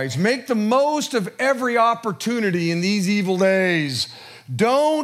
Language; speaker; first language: English; native; English